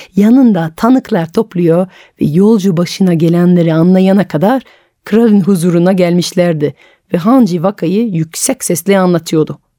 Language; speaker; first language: Turkish; non-native, fluent; French